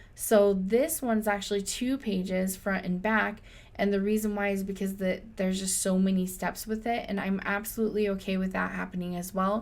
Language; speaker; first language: English; native; English